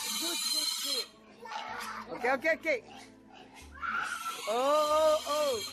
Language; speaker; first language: English; non-native, learner; Korean